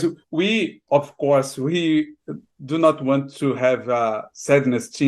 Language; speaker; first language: English; non-native, fluent; Portuguese